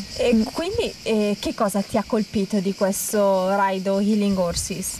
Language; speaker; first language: Italian; native; Italian